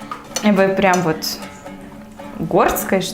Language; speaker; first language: Russian; native; Russian